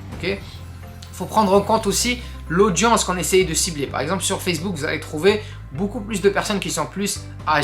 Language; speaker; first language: French; native; French